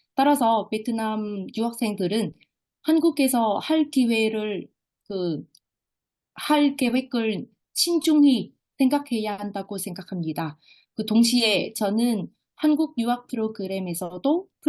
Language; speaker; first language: Korean; non-native, fluent; Vietnamese